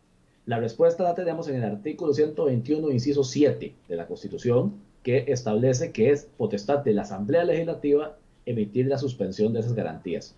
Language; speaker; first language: Spanish; native; Spanish